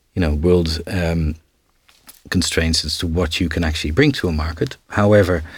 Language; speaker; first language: English; non-native, fluent; Dutch